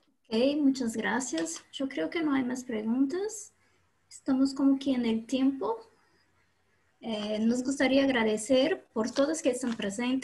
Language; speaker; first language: Spanish; non-native, learner; Portuguese